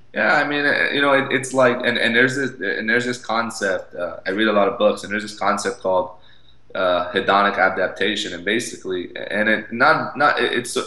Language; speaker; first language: English; native; English